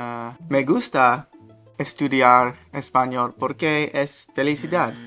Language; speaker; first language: Spanish; non-native, learner; English